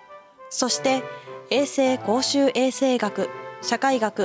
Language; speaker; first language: Japanese; native; Japanese